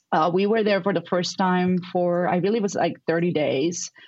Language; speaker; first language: English; non-native, fluent; Spanish